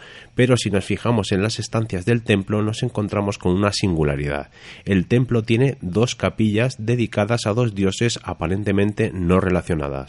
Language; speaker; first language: Spanish; native; Spanish